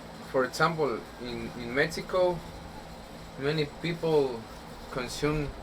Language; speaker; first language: English; non-native, learner; Spanish